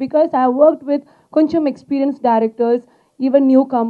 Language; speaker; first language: Telugu; non-native, fluent; Malayalam